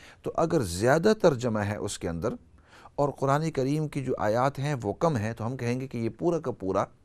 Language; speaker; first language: Urdu; native; Urdu